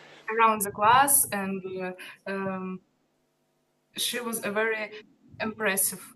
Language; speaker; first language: English; non-native, learner; Russian